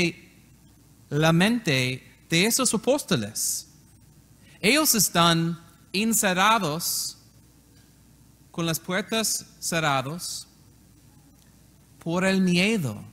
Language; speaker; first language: Spanish; non-native, learner; English